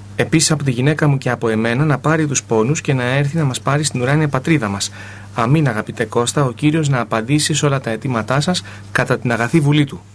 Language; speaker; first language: Greek; native; Greek